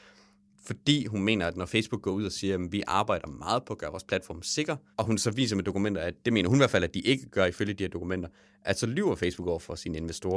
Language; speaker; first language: Danish; native; Danish